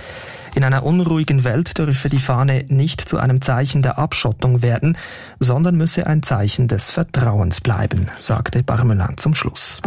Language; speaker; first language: German; native; German